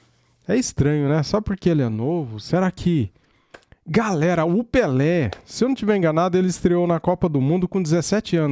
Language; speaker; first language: Portuguese; native; Portuguese